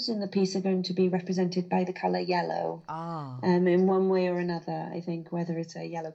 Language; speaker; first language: English; native; English